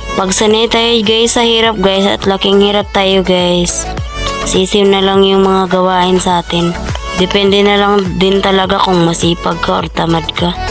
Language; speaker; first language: Filipino; non-native, local second language; Cebuano